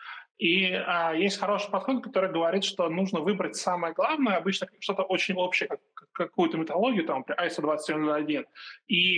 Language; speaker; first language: Russian; native; Russian